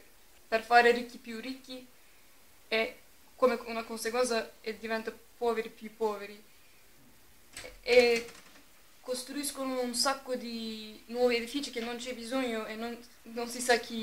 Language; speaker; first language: Italian; non-native, fluent; Turkish